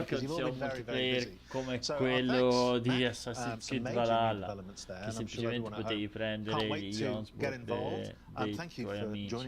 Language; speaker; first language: Italian; native; Italian